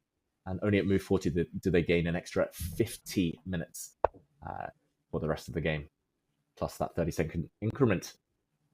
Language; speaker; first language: English; native; English